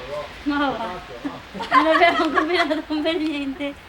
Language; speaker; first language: Italian; non-native, learner; Filipino